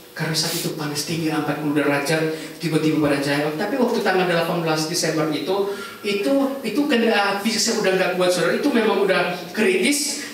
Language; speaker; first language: Indonesian; native; Indonesian